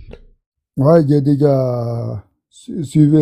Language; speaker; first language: French; non-native, learner; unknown